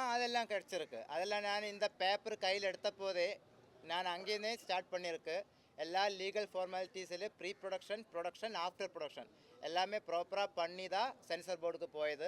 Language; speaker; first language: Tamil; non-native, learner; Malayalam